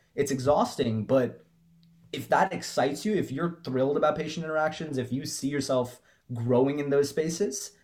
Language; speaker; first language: English; native; English